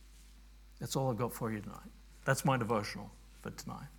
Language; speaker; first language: English; native; English